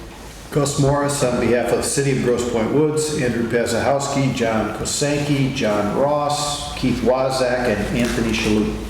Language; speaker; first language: English; native; English